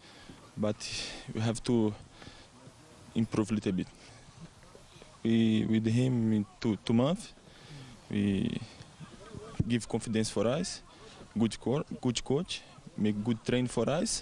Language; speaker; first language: English; non-native, learner; Portuguese